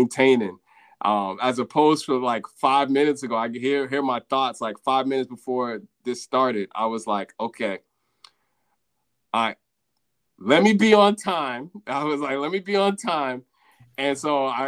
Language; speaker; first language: English; native; English